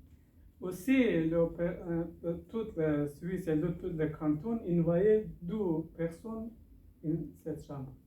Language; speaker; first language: French; non-native, learner; Persian